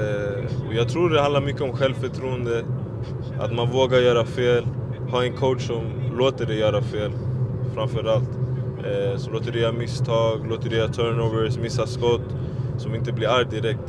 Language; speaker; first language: Swedish; native; Swedish